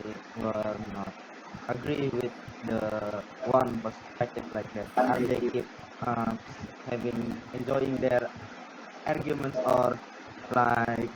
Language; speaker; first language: English; non-native, learner; Indonesian